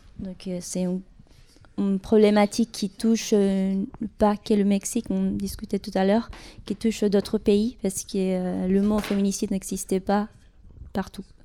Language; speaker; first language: French; non-native, fluent; Spanish